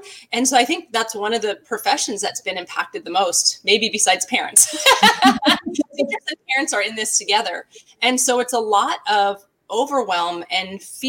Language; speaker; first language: English; native; English